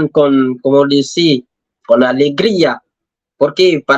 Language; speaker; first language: Spanish; non-native, learner; French